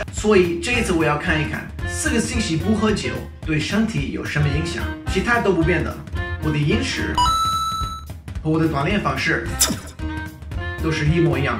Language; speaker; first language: Chinese; non-native, fluent; English